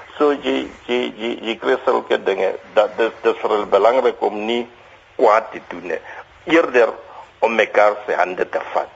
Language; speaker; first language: Afrikaans; non-native, local second language; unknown